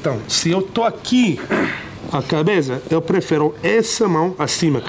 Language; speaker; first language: Portuguese; non-native, learner; English